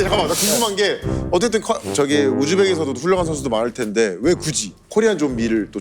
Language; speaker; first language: Korean; native; Korean